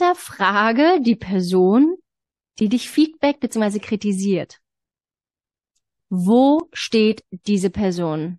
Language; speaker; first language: German; native; German